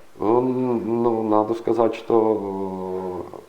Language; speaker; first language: Russian; non-native, learner; Czech